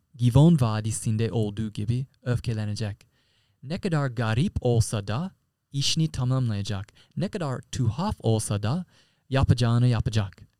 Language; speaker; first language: Turkish; non-native, fluent; English